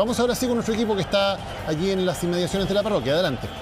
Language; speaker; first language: Spanish; native; Spanish